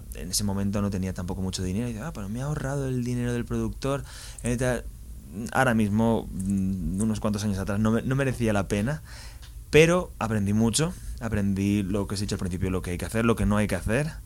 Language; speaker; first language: Spanish; native; Spanish